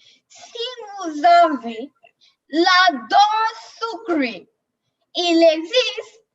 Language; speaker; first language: French; non-native, learner; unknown